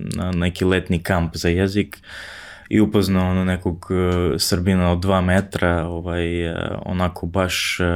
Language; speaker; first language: Serbian; non-native, fluent; English